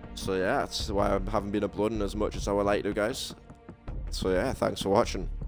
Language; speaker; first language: English; native; English